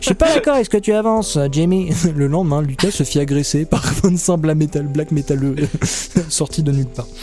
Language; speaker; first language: French; native; French